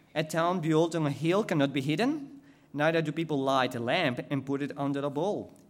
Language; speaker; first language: English; non-native, fluent; Spanish